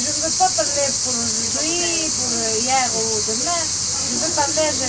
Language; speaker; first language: French; non-native, learner; Greek